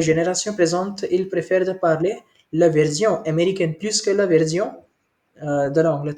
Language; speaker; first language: French; non-native, learner; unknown